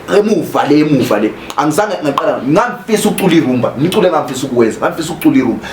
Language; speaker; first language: Zulu; native; Zulu